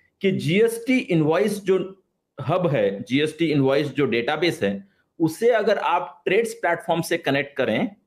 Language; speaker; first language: Hindi; non-native, local second language; Marathi